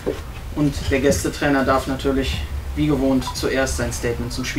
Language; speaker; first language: German; native; German